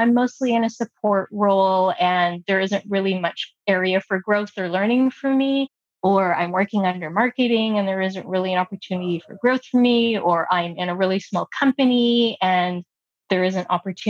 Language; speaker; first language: English; native; English